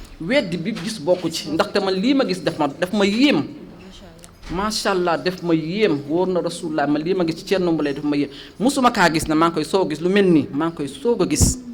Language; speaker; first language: Wolof; non-native, fluent; Fula